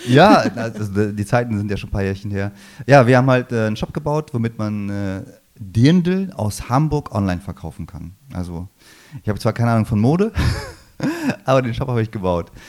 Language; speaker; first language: German; early bilingual, other home language; Low German